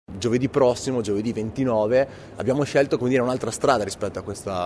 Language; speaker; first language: Italian; native; Italian